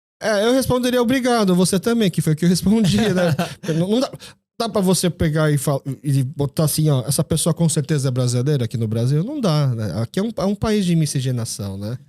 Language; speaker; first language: Portuguese; early bilingual, other home language; Korean